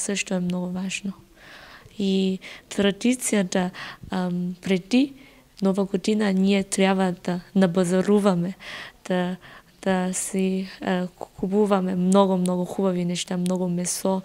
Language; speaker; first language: Bulgarian; non-native, fluent; Chinese